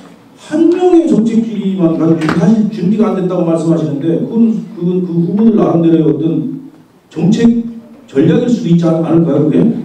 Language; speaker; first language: Korean; native; Korean